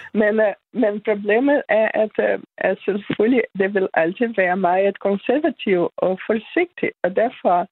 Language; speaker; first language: Danish; non-native, fluent; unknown